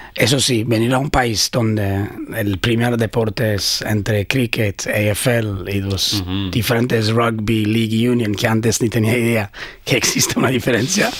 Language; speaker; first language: Spanish; non-native, fluent; Swedish